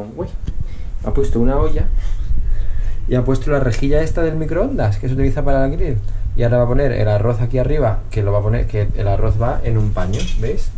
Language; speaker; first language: Spanish; native; Spanish